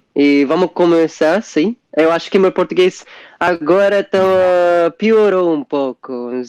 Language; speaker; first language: Portuguese; non-native, fluent; English